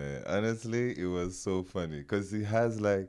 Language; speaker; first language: English; non-native, fluent; French